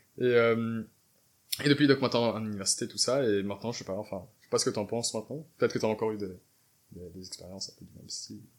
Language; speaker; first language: French; native; French